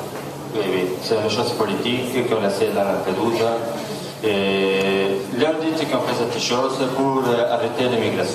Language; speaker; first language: French; non-native, learner; Italian